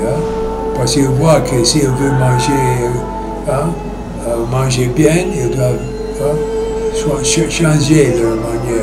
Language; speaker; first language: French; non-native, fluent; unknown